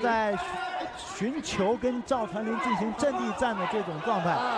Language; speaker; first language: Chinese; native; Chinese